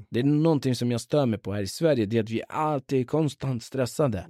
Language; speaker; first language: Swedish; early bilingual, other home language; Central Kurdish